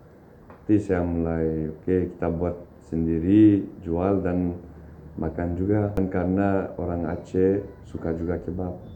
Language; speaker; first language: Indonesian; non-native, fluent; Turkish